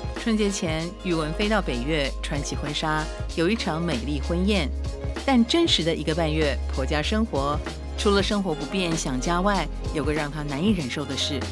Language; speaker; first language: Chinese; native; Chinese